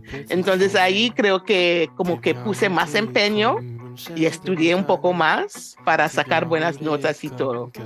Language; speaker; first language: Spanish; non-native, fluent; English